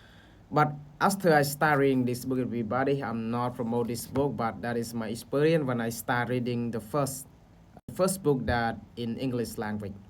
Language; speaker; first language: English; non-native, learner; Khmer